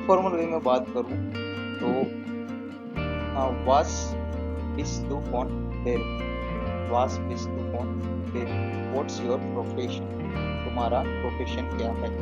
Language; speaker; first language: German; non-native, learner; Hindi